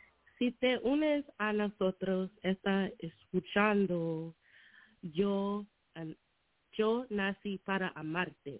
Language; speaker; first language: Spanish; non-native, learner; English